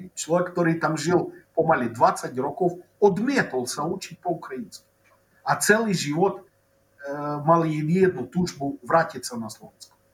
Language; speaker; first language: Slovak; non-native, local second language; Rusyn